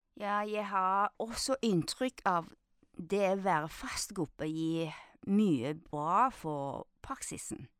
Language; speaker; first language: Norwegian; non-native, fluent; Chinese